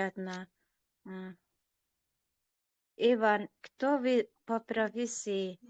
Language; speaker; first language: Russian; non-native, learner; Uzbek